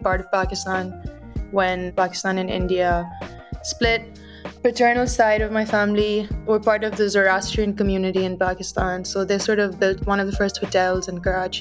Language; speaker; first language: English; non-native, local second language; Urdu